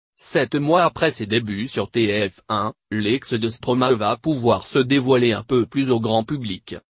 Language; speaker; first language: French; native; French